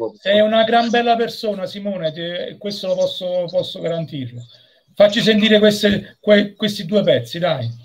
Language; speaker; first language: Italian; native; Italian